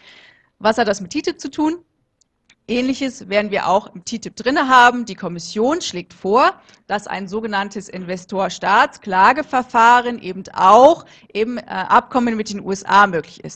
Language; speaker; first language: German; native; German